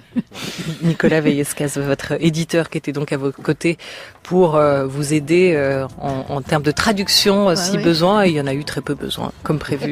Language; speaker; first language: French; native; French